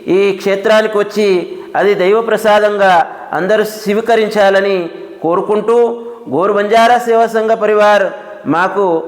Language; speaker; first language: Telugu; non-native, local second language; Lambadi